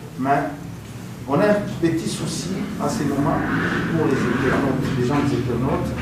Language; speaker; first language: French; non-native, local second language; Lingala